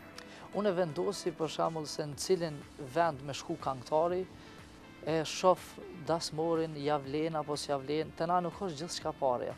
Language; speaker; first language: Albanian; native; Albanian